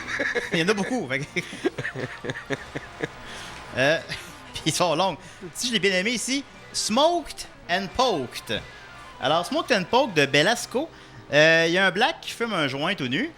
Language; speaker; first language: French; native; French